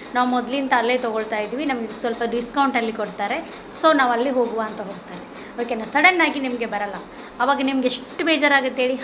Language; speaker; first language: Kannada; native; Kannada